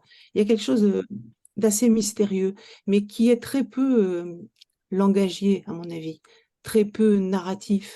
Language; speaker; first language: French; native; French